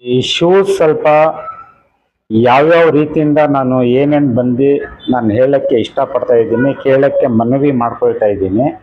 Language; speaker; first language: Kannada; native; Kannada